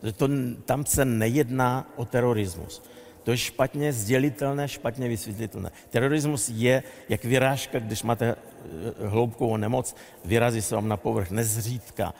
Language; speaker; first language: Czech; non-native, fluent; Russian